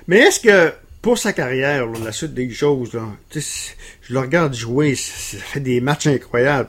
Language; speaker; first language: French; native; French